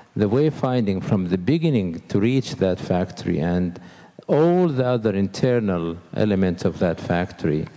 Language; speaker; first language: English; non-native, fluent; Arabic